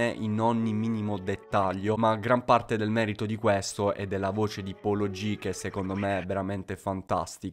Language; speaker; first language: Italian; native; Italian